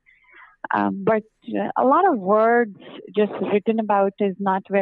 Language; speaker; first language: English; non-native, local second language; Hindi